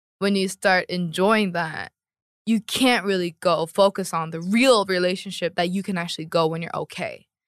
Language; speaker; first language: English; non-native, fluent; Korean